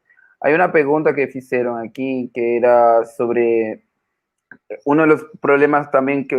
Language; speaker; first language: Portuguese; non-native, fluent; Spanish